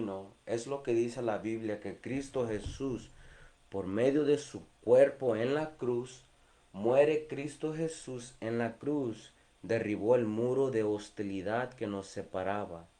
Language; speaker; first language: Spanish; early bilingual, heritage; Spanish